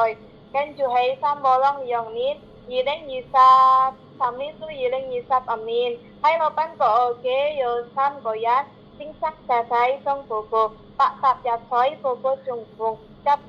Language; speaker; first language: Cantonese; non-native, learner; Indonesian